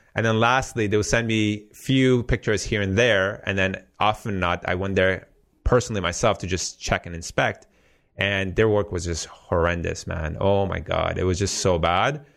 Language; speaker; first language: English; early bilingual, heritage; Persian